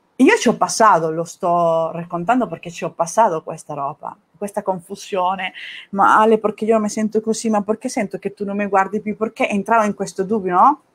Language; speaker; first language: Italian; non-native, fluent; Spanish